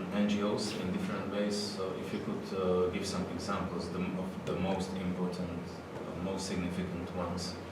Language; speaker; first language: English; non-native, fluent; Slovak